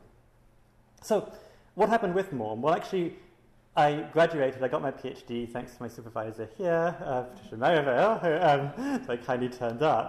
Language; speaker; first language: English; native; English